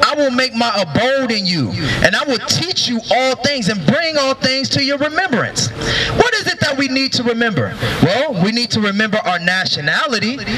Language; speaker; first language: English; native; English